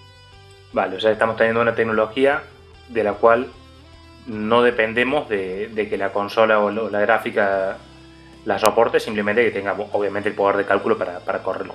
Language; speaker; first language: Spanish; native; Spanish